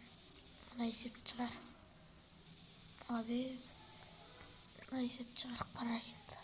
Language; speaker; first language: Kazakh; native; Kazakh